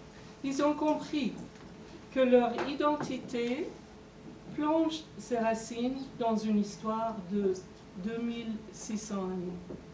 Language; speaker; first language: French; non-native, fluent; Persian